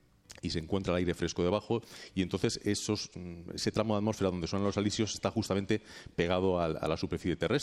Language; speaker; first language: Spanish; native; Spanish